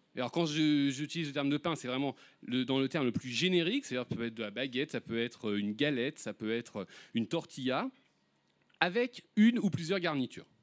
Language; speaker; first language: French; native; French